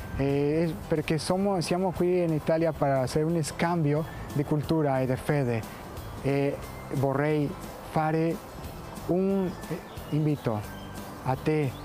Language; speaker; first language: Italian; non-native, learner; Spanish